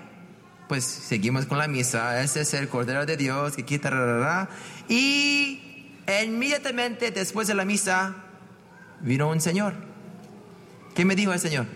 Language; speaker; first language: Spanish; non-native, fluent; English